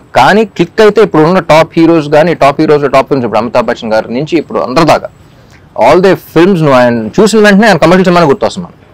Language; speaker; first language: Telugu; native; Telugu